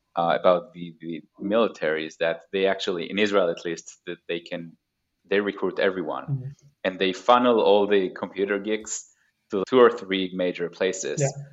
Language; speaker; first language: English; non-native, fluent; Hebrew